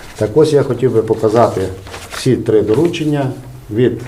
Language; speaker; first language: Ukrainian; native; Ukrainian